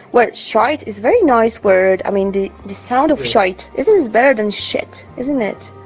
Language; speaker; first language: English; non-native, learner; Polish